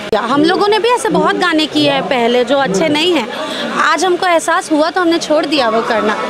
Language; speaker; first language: Hindi; native; Hindi